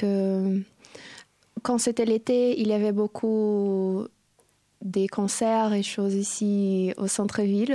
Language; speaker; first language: French; non-native, fluent; Portuguese